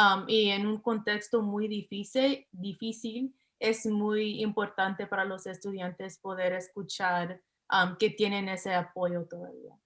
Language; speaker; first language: Spanish; early bilingual, heritage; English